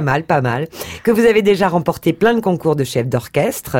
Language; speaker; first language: French; native; French